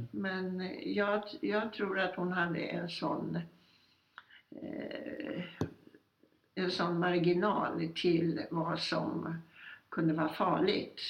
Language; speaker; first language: Swedish; early bilingual, other home language; Polish